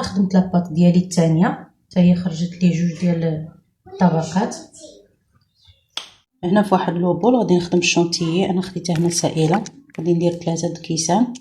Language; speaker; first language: Arabic; native; Arabic